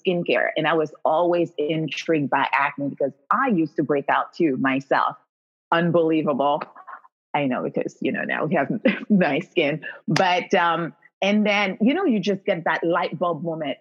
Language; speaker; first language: English; non-native, fluent; Haitian Creole